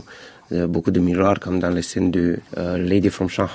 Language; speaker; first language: French; non-native, fluent; Romanian